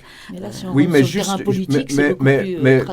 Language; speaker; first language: French; native; French